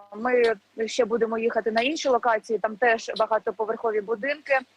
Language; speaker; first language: Ukrainian; native; Ukrainian